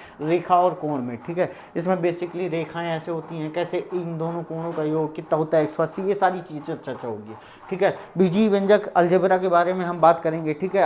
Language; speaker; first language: Hindi; native; Hindi